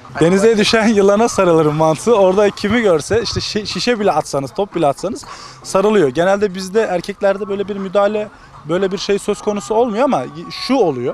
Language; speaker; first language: Turkish; native; Turkish